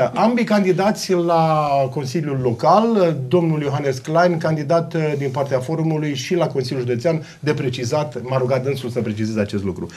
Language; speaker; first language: Romanian; native; Romanian